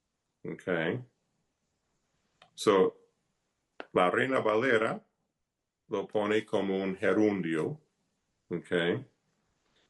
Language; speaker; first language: Spanish; non-native, fluent; English